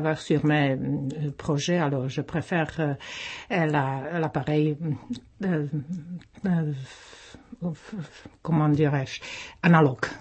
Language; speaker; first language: French; non-native, fluent; Czech